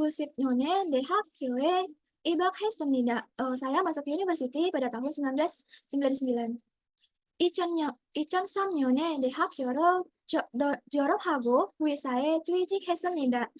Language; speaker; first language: Korean; non-native, learner; Indonesian